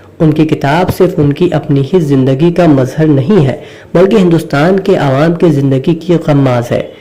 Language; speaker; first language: Urdu; native; Urdu